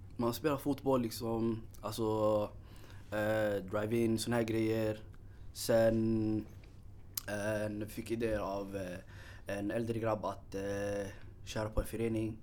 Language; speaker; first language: Swedish; early bilingual, other home language; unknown